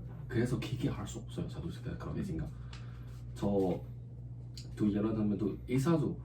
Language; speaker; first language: Korean; non-native, learner; Chinese